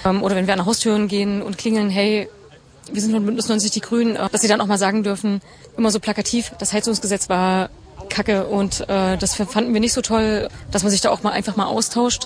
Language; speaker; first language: German; native; German